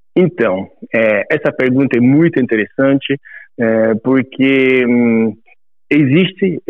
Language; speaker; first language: Portuguese; non-native, fluent; French